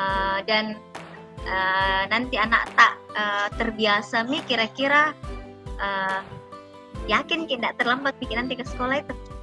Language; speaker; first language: Indonesian; non-native, local second language; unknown